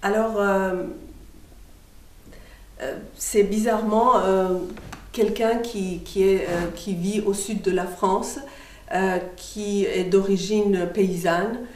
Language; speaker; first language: French; non-native, fluent; Persian